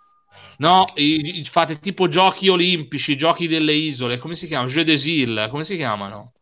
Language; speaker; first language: Italian; native; Italian